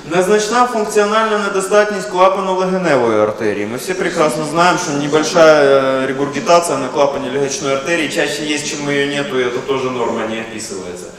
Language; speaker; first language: Ukrainian; non-native, local second language; Russian